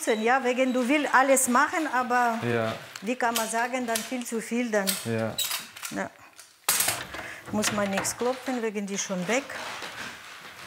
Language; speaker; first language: German; non-native, learner; Russian